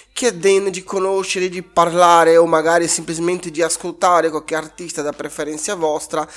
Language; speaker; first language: Italian; non-native, fluent; Portuguese